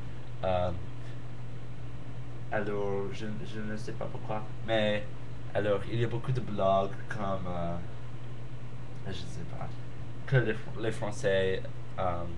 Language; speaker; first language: French; non-native, learner; English